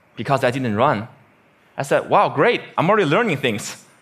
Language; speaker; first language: English; non-native, fluent; Chinese